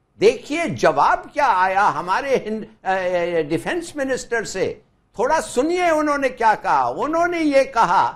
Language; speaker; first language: Urdu; native; Urdu